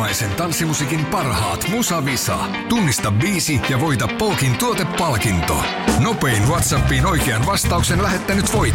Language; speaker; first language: Finnish; native; Finnish